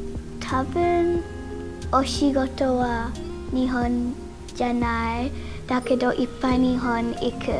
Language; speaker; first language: Japanese; non-native, learner; English